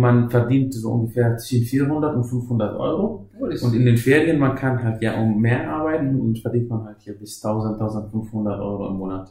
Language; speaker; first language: German; non-native, fluent; Arabic